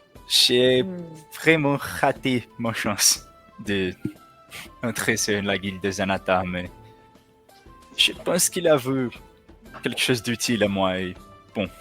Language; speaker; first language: French; non-native, learner; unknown